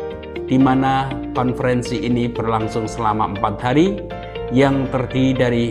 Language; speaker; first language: Indonesian; native; Indonesian